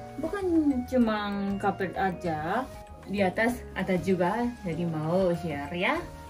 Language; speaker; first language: Indonesian; non-native, learner; Japanese